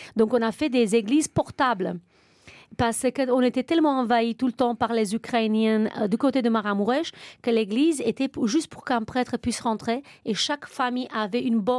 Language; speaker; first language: French; non-native, fluent; Romanian